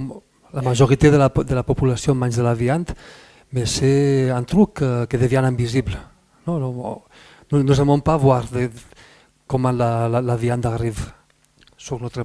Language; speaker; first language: French; non-native, fluent; Spanish